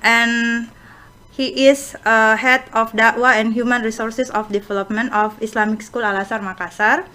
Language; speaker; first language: English; non-native, fluent; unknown